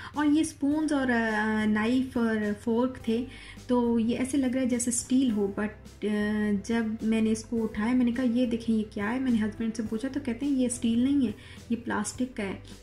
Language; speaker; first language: Urdu; non-native, local second language; Saraiki